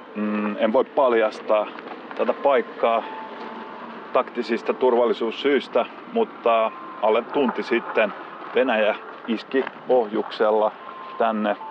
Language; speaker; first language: Finnish; native; Finnish